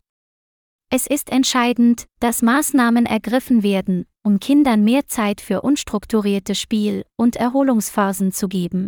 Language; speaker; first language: German; non-native, learner; Vietnamese